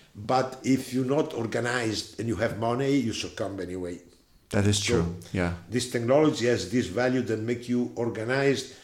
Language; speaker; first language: English; non-native, fluent; Italian